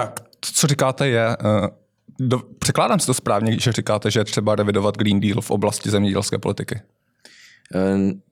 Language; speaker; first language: Czech; native; Czech